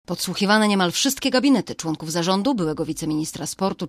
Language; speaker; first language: Polish; native; Polish